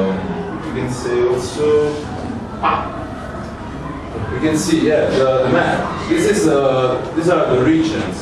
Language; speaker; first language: English; non-native, learner; Italian